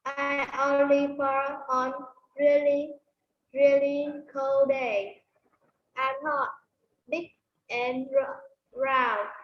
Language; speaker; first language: English; non-native, learner; Vietnamese